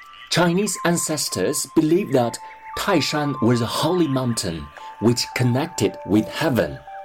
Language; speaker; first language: English; non-native, fluent; Chinese